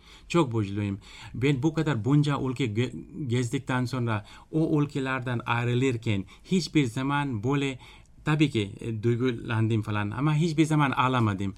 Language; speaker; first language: Turkish; non-native, fluent; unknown